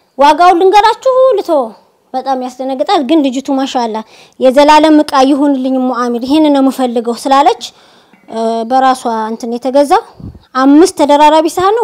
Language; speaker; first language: Amharic; native; Amharic